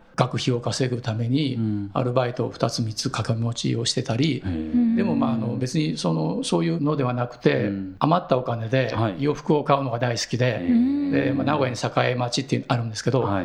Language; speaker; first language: Japanese; native; Japanese